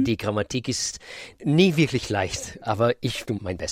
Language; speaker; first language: German; non-native, fluent; Russian